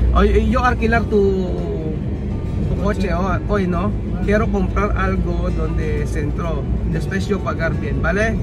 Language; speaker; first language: Spanish; non-native, learner; Filipino